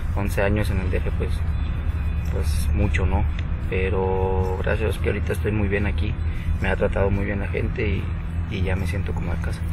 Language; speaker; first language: Spanish; native; Spanish